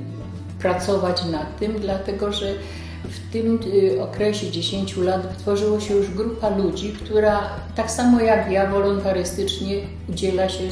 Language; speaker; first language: Polish; native; Polish